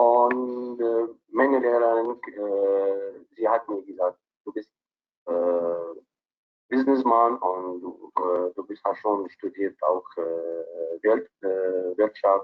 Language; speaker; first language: German; non-native, learner; Arabic